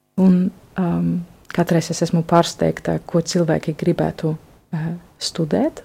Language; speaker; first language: Latvian; non-native, fluent; German